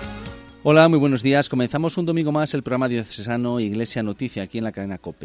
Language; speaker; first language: Spanish; native; Spanish